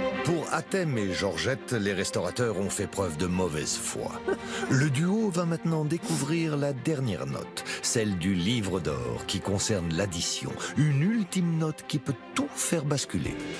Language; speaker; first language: French; native; French